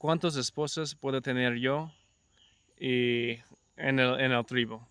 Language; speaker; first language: Spanish; early bilingual, other home language; English